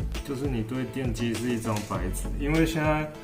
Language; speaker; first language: Chinese; native; Chinese